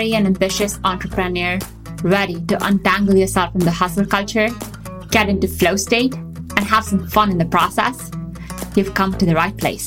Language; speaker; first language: English; non-native, local second language; Hindi